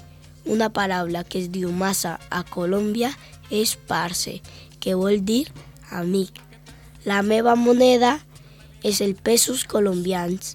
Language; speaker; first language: Catalan; early bilingual, other home language; Spanish